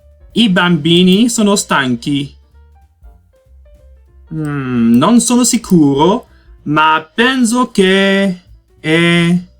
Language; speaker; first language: Italian; non-native, learner; Portuguese